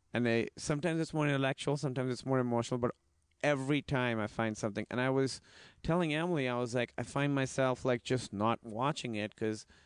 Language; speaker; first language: English; non-native, local second language; Urdu